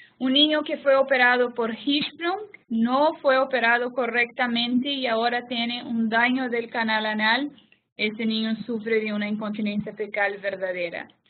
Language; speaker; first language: Spanish; non-native, fluent; Portuguese